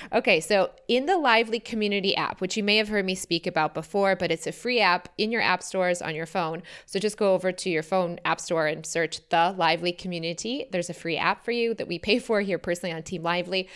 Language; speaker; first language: English; native; English